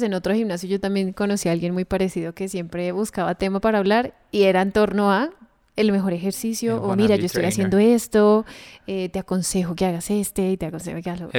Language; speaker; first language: Spanish; native; Spanish